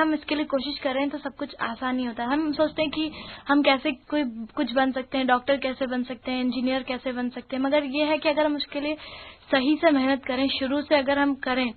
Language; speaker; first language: Hindi; native; Hindi